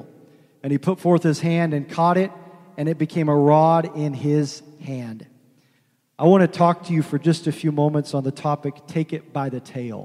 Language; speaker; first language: English; native; English